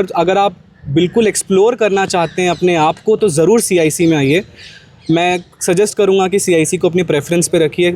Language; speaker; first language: Hindi; native; Hindi